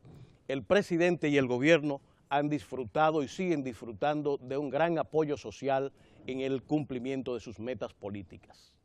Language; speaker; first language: Spanish; native; Spanish